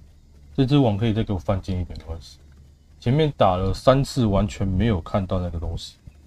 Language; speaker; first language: Chinese; native; Chinese